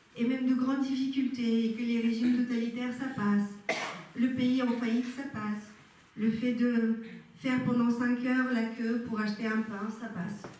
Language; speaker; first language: French; non-native, fluent; Bulgarian